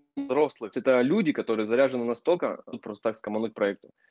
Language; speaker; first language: Russian; native; Russian